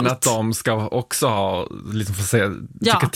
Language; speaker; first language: Swedish; native; Swedish